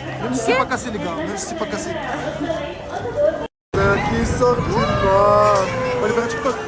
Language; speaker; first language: French; native; French